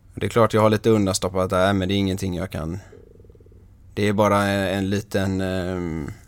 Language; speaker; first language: Swedish; native; Swedish